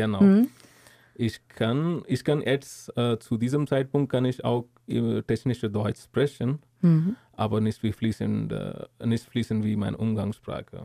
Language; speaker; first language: German; non-native, learner; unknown